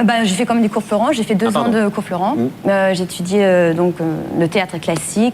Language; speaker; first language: French; non-native, fluent; German